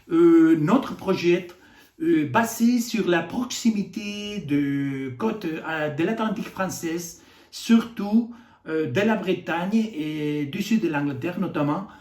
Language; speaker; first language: French; non-native, fluent; Spanish